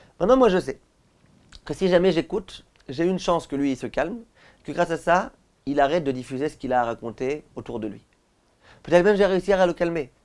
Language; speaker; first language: French; native; French